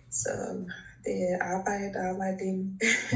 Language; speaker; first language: Danish; non-native, local second language; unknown